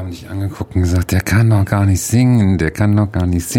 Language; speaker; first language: German; native; German